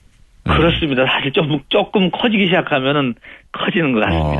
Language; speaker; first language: Korean; native; Korean